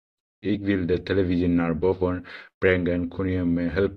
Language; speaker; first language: Dutch; non-native, learner; Tigrinya